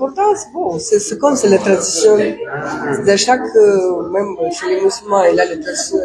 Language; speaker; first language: French; non-native, fluent; Russian